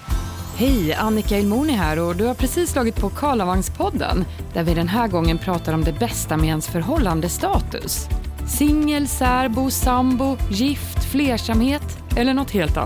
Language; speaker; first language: Swedish; native; Swedish